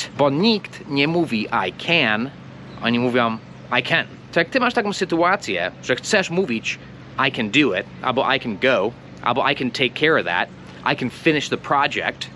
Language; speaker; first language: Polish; non-native, fluent; English